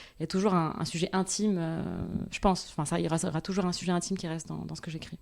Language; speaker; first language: French; non-native, local second language; Arabic